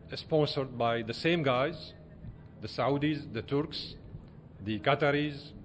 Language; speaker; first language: English; non-native, fluent; Arabic